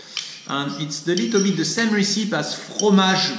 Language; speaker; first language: English; non-native, fluent; French